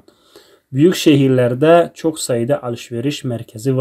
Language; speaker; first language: Turkish; non-native, learner; Tajik